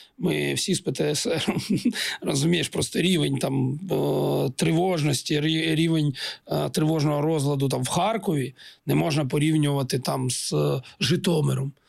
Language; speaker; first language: Ukrainian; non-native, local second language; Russian